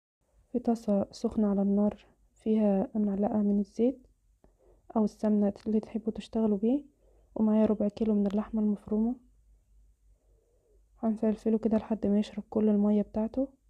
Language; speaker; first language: Arabic; native; Arabic